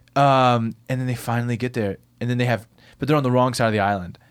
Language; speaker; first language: English; native; English